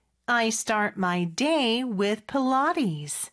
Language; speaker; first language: English; non-native, fluent; Korean